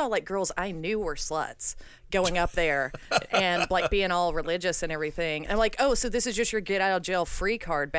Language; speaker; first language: English; native; English